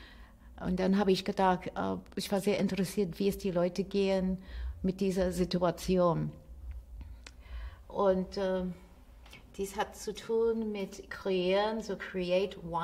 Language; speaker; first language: German; non-native, fluent; English